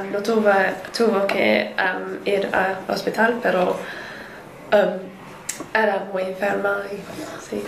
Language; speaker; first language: Spanish; non-native, learner; English